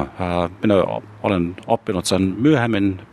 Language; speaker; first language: Finnish; non-native, fluent; German